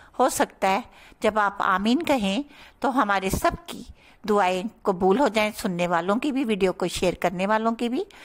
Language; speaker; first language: Urdu; native; Urdu